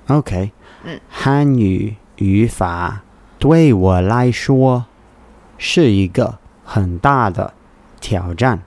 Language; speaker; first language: Chinese; non-native, learner; English